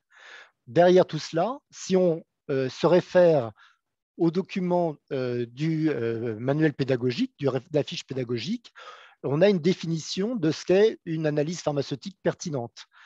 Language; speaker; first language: French; native; French